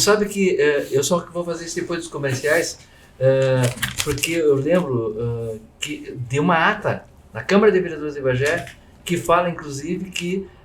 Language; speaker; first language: Portuguese; native; Portuguese